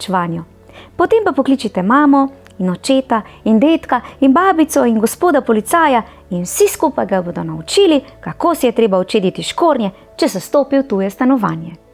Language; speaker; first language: Slovenian; native; Slovenian